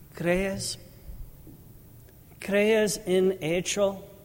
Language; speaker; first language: Spanish; non-native, learner; English